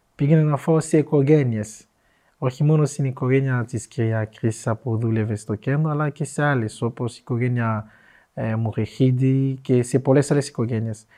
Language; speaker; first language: Greek; non-native, fluent; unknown